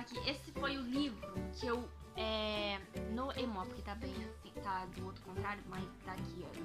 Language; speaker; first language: Portuguese; early bilingual, heritage; Portuguese